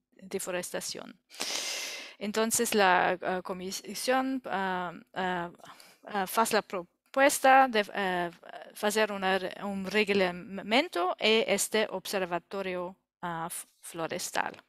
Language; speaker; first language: Spanish; non-native, learner; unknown